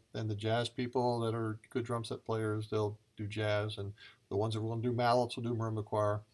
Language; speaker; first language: English; native; English